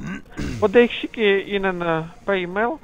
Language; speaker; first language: German; non-native, fluent; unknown